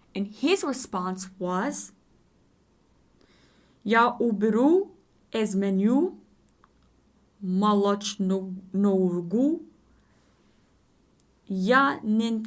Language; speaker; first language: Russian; non-native, learner; English